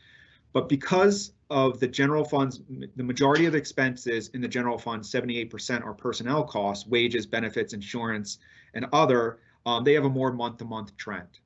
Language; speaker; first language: English; native; English